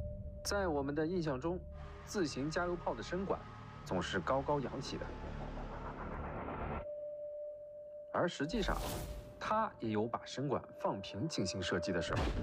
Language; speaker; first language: Chinese; native; Chinese